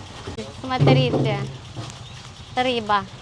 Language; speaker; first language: Russian; non-native, learner; Filipino